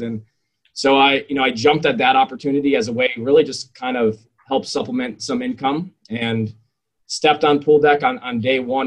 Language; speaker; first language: English; native; English